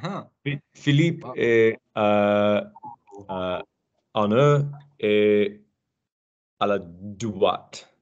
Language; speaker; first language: French; non-native, learner; English